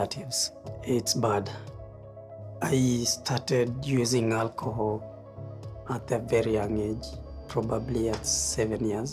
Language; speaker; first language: English; non-native, local second language; Swahili